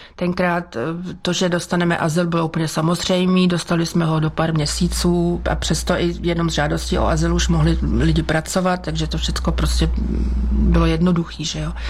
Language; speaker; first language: Czech; native; Czech